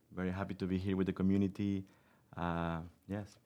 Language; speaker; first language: English; non-native, fluent; Spanish